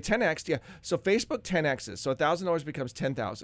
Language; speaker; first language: English; native; English